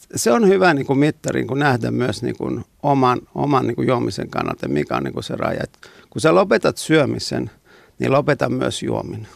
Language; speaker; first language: Finnish; non-native, fluent; Italian